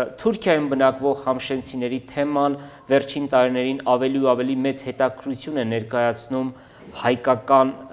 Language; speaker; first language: Armenian; native; Armenian